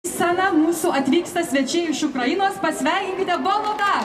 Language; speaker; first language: Lithuanian; native; Lithuanian